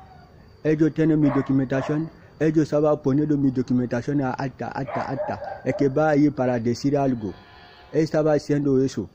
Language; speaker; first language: Spanish; non-native, learner; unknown